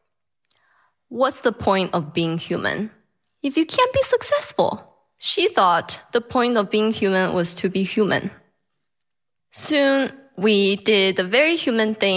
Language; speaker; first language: English; non-native, fluent; Chinese